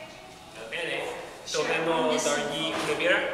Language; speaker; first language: Italian; non-native, learner; English